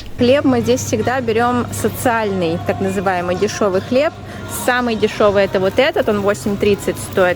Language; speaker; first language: Russian; native; Russian